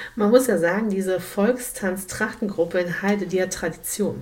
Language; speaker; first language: German; native; German